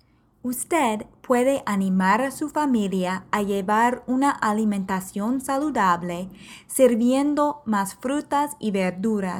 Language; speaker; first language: Spanish; non-native, fluent; English